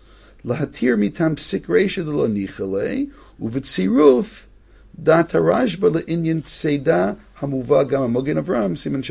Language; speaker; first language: Hebrew; non-native, fluent; English